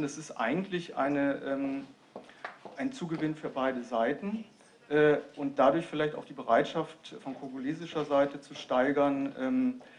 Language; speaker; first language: German; native; German